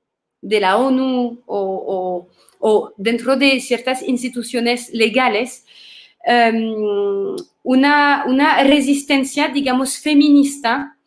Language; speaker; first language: Spanish; non-native, fluent; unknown